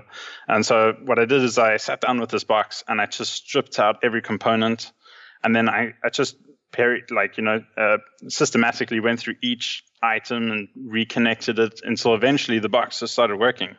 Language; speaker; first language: English; native; English